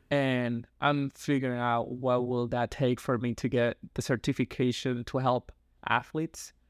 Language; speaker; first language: English; non-native, fluent; Spanish